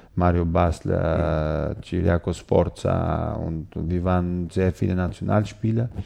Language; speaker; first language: German; non-native, fluent; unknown